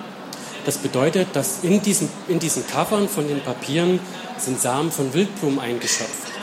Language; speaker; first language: German; native; German